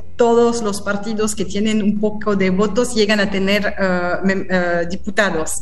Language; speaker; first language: Spanish; non-native, fluent; French